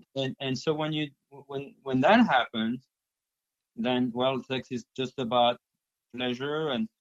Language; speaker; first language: English; non-native, fluent; French